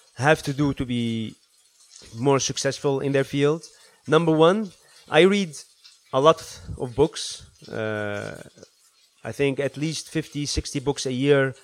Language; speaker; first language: English; early bilingual, other home language; Arabic